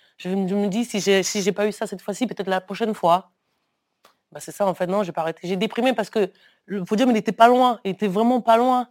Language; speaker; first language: French; early bilingual, other home language; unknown